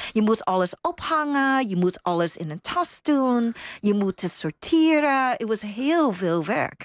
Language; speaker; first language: Dutch; non-native, fluent; Cantonese